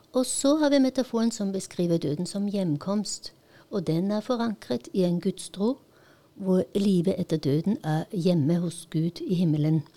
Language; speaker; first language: Norwegian; non-native, fluent; Polish